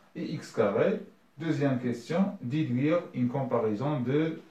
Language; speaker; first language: French; non-native, local second language; Arabic